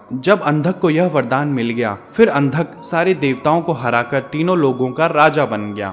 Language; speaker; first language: Hindi; native; Hindi